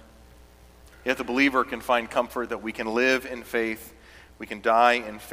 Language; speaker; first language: English; native; English